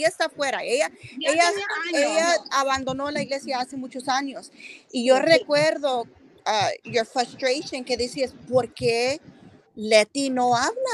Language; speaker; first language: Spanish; early bilingual, heritage; Spanish